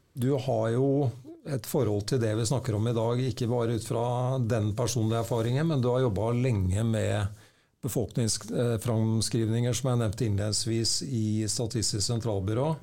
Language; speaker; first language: Norwegian; native; Norwegian